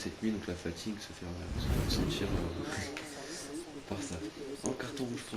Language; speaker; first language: French; native; French